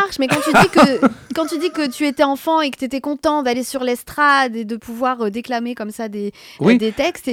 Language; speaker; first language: French; native; French